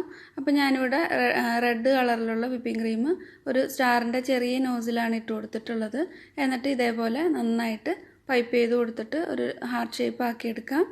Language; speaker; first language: Malayalam; native; Malayalam